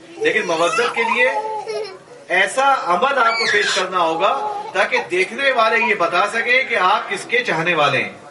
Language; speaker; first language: Urdu; native; Urdu